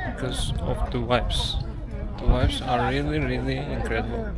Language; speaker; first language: English; non-native, fluent; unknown